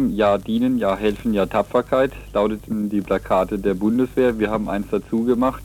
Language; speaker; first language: German; native; German